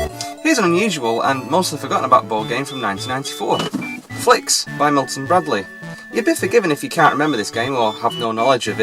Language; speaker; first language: English; native; English